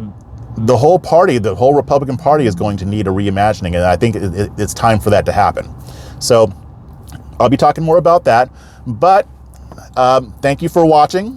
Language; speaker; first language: English; native; English